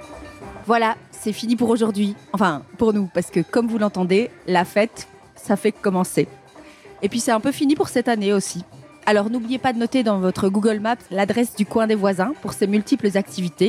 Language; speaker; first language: French; native; French